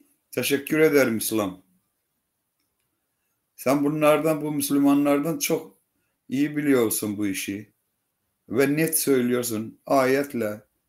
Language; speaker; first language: Turkish; non-native, learner; Azerbaijani